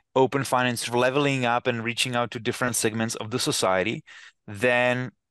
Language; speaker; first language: English; non-native, fluent; Czech